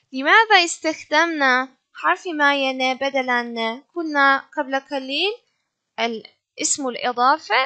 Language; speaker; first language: Arabic; non-native, fluent; Turkish